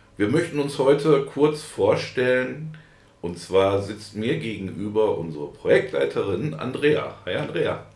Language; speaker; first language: German; native; German